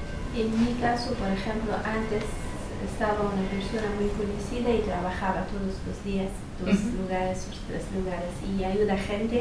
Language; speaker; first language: Spanish; non-native, learner; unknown